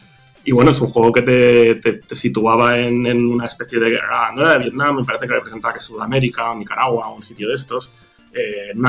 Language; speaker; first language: Spanish; native; Spanish